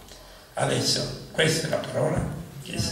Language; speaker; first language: Italian; native; Italian